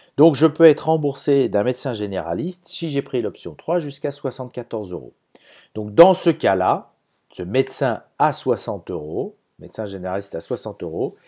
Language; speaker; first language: French; native; French